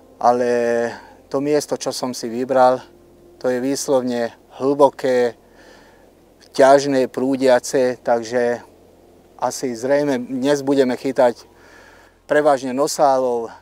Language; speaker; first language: Slovak; non-native, local second language; Hungarian